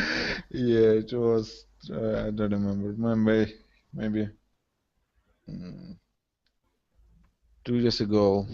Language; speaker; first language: English; non-native, learner; Russian